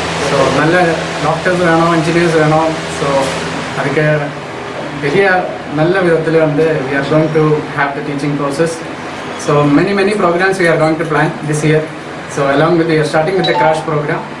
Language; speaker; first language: Tamil; non-native, local second language; Malayalam